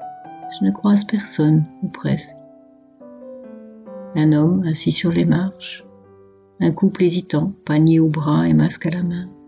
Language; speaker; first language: French; native; French